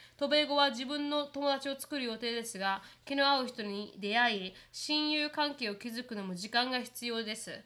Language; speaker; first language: Japanese; native; Japanese